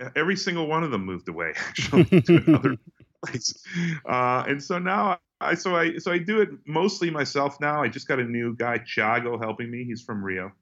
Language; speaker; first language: English; native; English